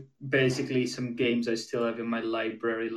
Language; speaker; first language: English; non-native, fluent; Dutch